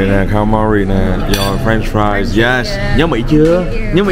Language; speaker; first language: Vietnamese; early bilingual, heritage; Vietnamese